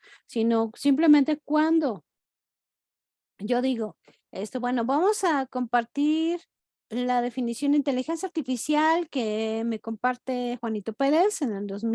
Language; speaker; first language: Spanish; native; Spanish